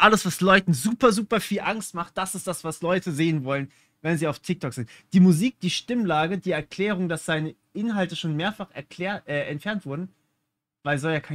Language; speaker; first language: German; native; German